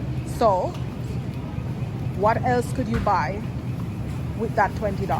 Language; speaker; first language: English; native; English